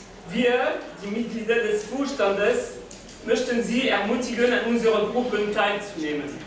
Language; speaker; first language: German; non-native, fluent; French